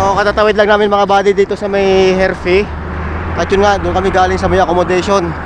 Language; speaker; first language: Filipino; native; Filipino